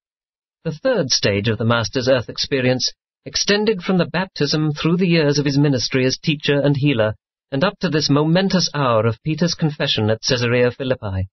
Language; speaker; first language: English; native; English